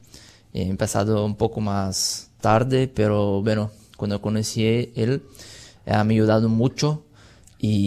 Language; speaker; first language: Spanish; non-native, fluent; Portuguese